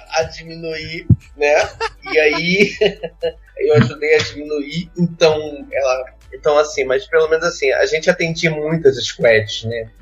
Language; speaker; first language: Portuguese; native; Portuguese